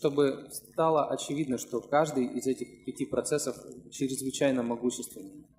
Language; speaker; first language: Russian; native; Russian